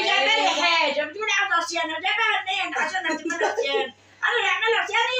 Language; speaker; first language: Arabic; native; Arabic